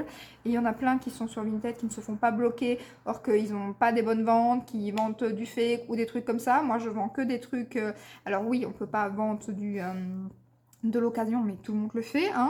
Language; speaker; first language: French; native; French